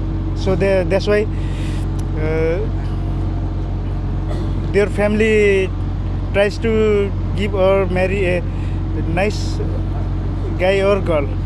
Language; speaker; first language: English; non-native, learner; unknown